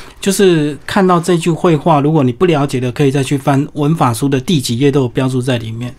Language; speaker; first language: Chinese; native; Chinese